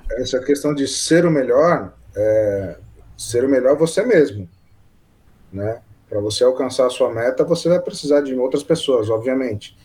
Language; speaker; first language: Portuguese; native; Portuguese